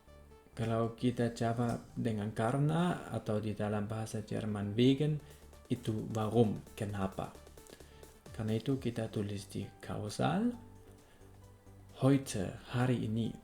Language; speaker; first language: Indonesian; non-native, fluent; German